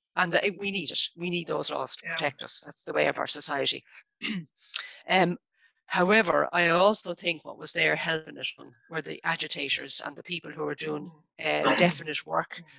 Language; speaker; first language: English; native; English